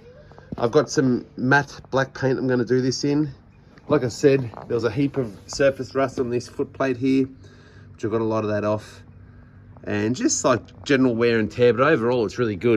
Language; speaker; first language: English; native; English